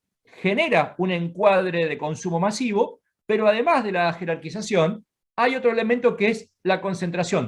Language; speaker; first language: Spanish; native; Spanish